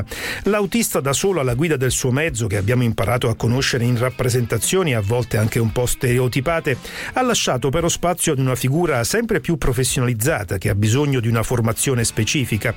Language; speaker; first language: Italian; native; Italian